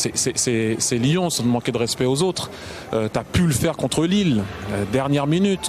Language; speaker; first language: French; native; French